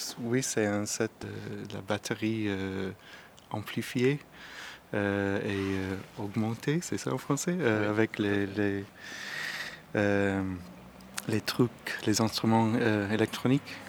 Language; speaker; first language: French; non-native, learner; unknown